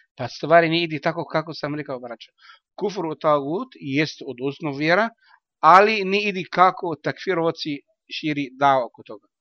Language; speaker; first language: Croatian; non-native, learner; Arabic